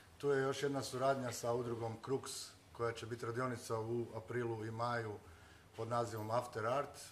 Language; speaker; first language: Croatian; native; Croatian